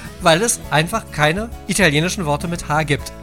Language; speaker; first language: German; native; German